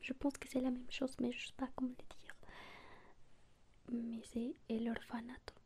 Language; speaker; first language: French; non-native, learner; Spanish